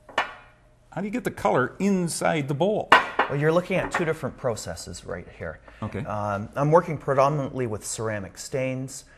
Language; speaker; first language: English; native; English